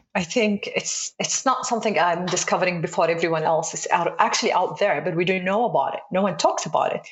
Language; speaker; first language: English; non-native, fluent; Arabic